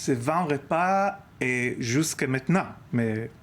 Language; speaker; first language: French; non-native, learner; Hebrew